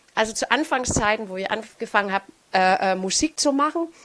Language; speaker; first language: German; non-native, fluent; Danish